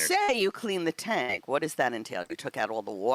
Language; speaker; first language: English; native; English